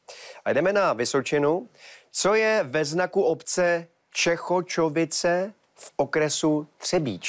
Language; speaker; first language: Czech; native; Czech